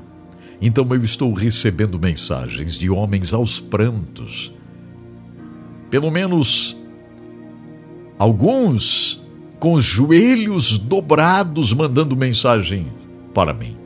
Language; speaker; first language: Portuguese; native; Portuguese